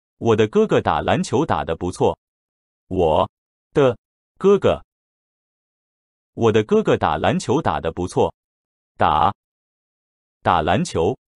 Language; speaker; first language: Chinese; non-native, learner; English